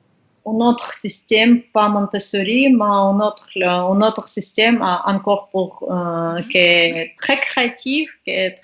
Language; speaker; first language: French; non-native, learner; Russian